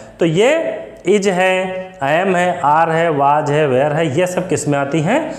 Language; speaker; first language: Hindi; native; Hindi